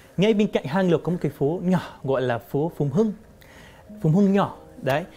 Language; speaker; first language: Vietnamese; non-native, fluent; Arabic